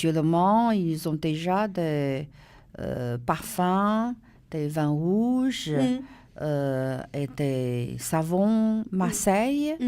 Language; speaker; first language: French; non-native, learner; Chinese